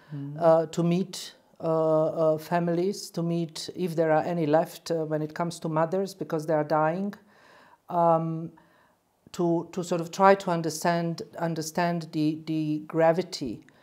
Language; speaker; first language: English; non-native, fluent; Bosnian